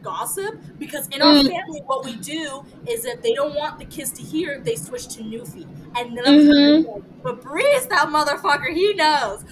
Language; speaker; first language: English; early bilingual, other home language; French